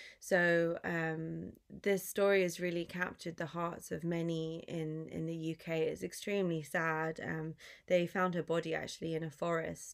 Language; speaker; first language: English; native; English